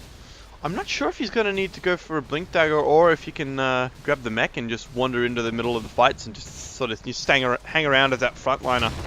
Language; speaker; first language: English; native; English